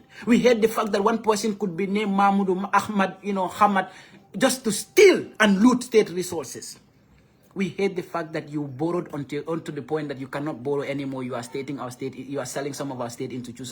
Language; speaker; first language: English; non-native, local second language; Wolof